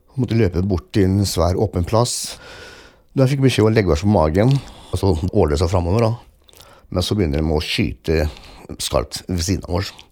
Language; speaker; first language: Norwegian; early bilingual, other home language; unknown